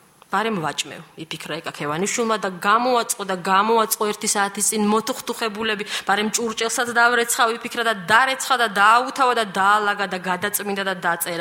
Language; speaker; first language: Georgian; native; Georgian